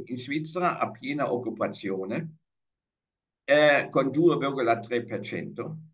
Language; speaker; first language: Italian; non-native, fluent; German